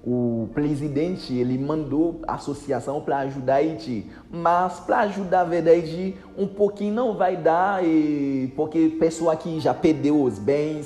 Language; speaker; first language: Portuguese; non-native, learner; Haitian Creole